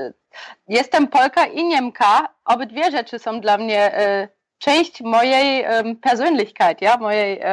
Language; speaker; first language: Polish; early bilingual, other home language; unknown